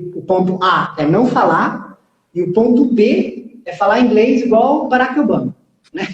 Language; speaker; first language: Portuguese; early bilingual, heritage; Portuguese